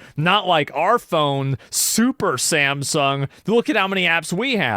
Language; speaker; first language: English; native; English